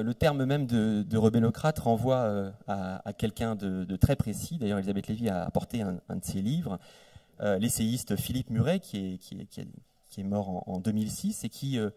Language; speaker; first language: French; native; French